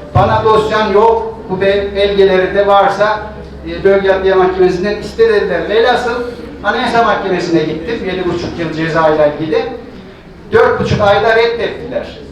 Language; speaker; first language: Turkish; native; Turkish